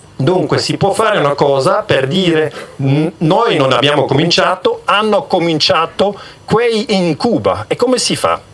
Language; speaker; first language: Italian; non-native, local second language; German